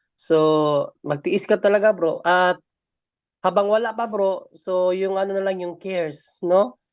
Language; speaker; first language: Filipino; non-native, local second language; Cebuano